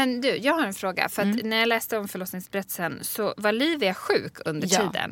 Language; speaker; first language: Swedish; native; Swedish